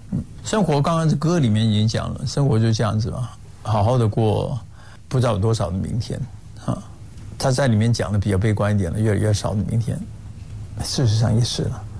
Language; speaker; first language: Chinese; non-native, local second language; Cantonese